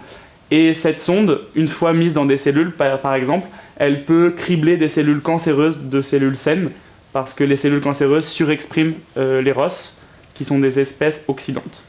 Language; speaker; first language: French; native; French